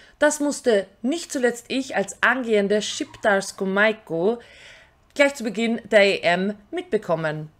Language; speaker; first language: German; early bilingual, other home language; Albanian